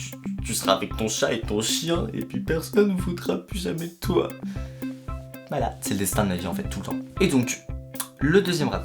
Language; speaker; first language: French; native; French